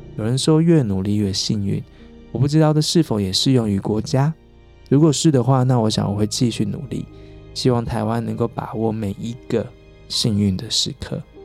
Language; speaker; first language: Chinese; native; Chinese